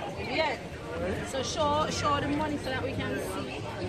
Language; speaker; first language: English; native; English